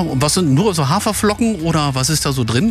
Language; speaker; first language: German; native; German